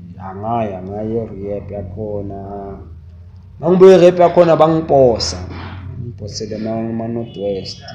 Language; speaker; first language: Zulu; native; Zulu